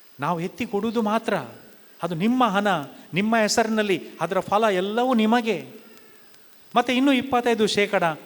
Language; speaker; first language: Kannada; non-native, local second language; Konkani